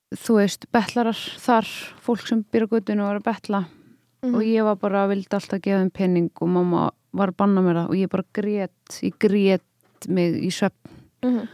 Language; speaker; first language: Icelandic; early bilingual, other home language; French